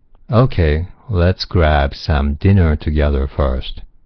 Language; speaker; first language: English; non-native, fluent; Japanese